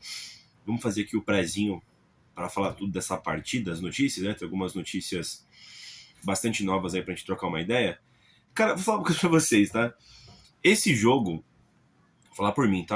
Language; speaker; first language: Portuguese; native; Portuguese